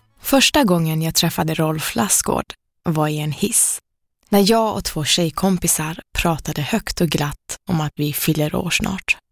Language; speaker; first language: Swedish; early bilingual, other home language; Persian